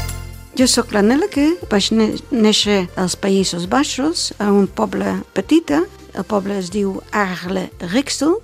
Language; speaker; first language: Catalan; non-native, learner; Dutch